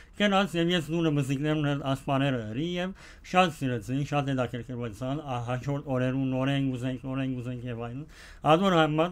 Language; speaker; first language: Armenian; early bilingual, heritage; Armenian